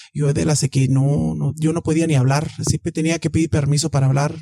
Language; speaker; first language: Spanish; early bilingual, heritage; Spanish